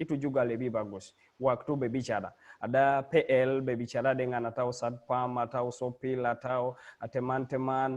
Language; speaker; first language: Indonesian; non-native, learner; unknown